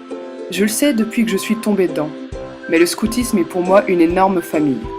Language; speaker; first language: French; native; French